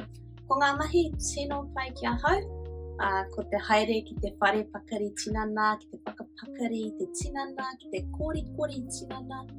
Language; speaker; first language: Māori; non-native, local second language; English